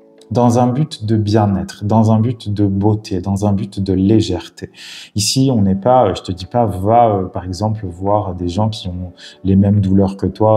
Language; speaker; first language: French; native; French